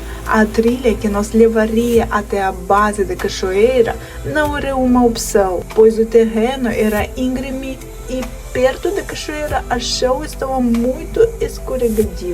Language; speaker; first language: Portuguese; non-native, fluent; Russian